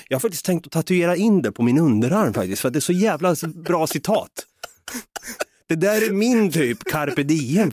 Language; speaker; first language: Swedish; native; Swedish